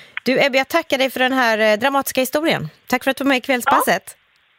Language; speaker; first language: Swedish; native; Swedish